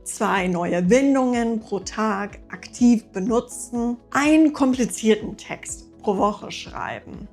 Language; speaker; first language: German; non-native, fluent; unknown